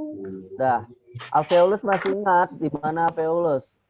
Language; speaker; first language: Indonesian; native; Indonesian